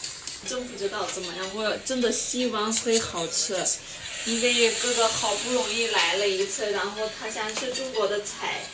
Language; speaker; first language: Chinese; non-native, fluent; Armenian